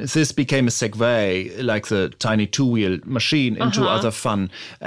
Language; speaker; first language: English; non-native, fluent; German